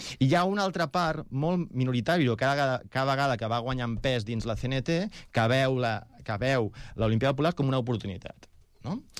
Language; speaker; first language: Catalan; non-native, local second language; Spanish